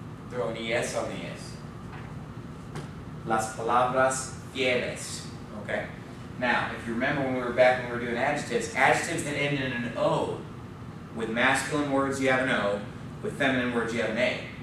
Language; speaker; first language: English; native; English